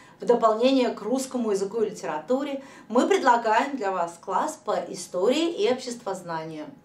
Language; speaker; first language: Russian; native; Russian